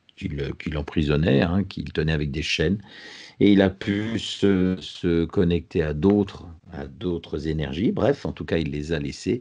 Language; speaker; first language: French; native; French